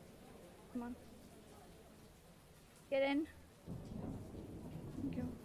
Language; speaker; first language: English; non-native, fluent; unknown